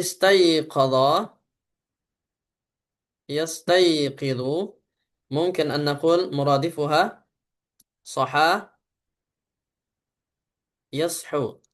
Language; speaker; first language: Arabic; non-native, fluent; Indonesian